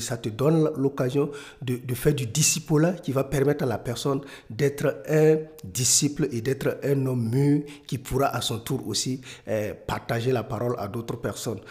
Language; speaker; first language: French; non-native, local second language; Mossi